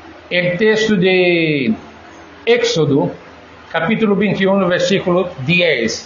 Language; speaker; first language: Spanish; non-native, fluent; Portuguese